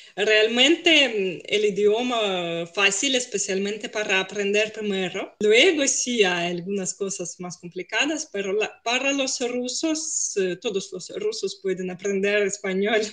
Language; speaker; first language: Spanish; non-native, fluent; Russian